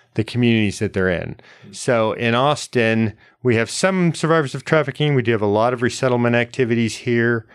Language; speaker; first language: English; native; English